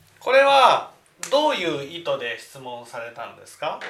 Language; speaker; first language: Japanese; native; Japanese